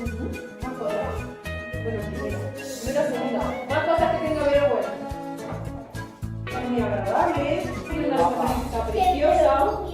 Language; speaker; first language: Spanish; native; Spanish